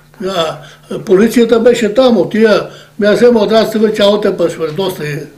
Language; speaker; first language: Macedonian; native; Macedonian